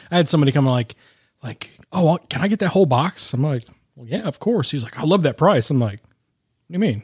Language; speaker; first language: English; native; English